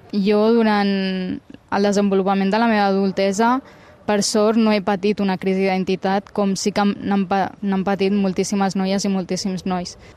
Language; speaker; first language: Catalan; early bilingual, other home language; Punjabi